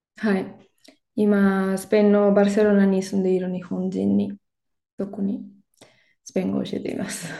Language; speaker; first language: Japanese; non-native, fluent; Spanish